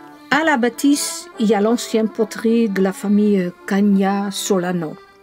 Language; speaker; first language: French; non-native, fluent; Dutch